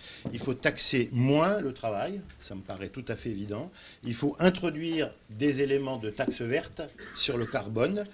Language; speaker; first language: French; native; French